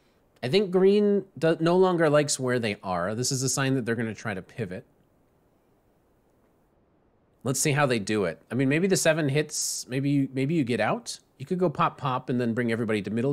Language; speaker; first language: English; native; English